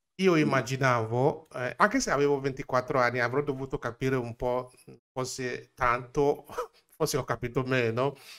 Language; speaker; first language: Italian; non-native, fluent; English